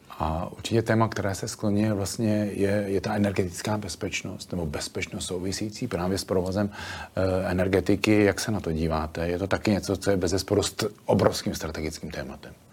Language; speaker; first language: Czech; native; Czech